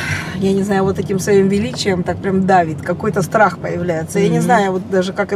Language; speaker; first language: Russian; native; Russian